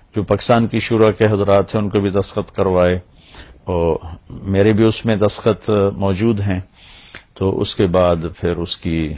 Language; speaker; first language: Urdu; non-native, local second language; Punjabi